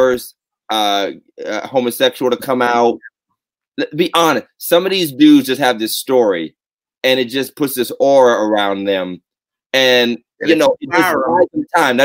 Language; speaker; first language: English; native; English